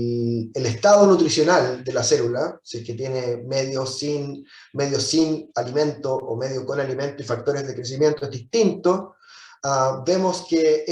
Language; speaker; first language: Spanish; native; Spanish